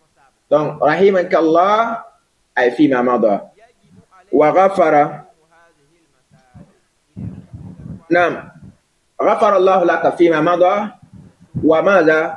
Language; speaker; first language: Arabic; non-native, fluent; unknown